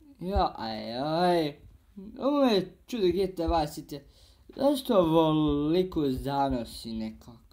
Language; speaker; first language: Bosnian; early bilingual, heritage; Bosnian